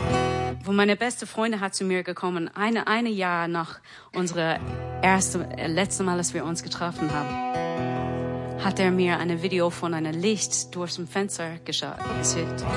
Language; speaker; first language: German; non-native, learner; English